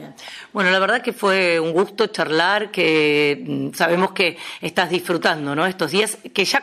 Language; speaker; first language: Spanish; native; Spanish